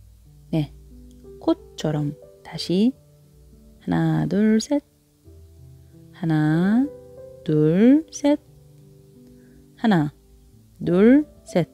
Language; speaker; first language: Korean; non-native, learner; Arabic